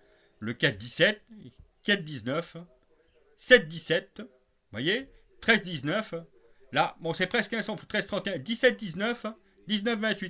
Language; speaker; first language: French; native; French